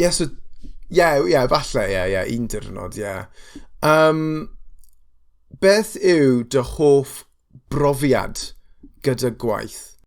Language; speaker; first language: Welsh; non-native, local second language; English